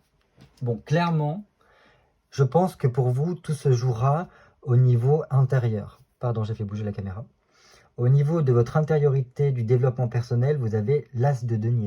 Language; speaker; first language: French; native; French